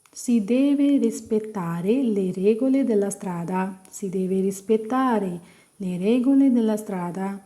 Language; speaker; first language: Italian; non-native, fluent; Punjabi